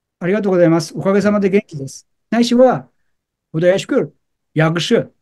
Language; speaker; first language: Japanese; native; Japanese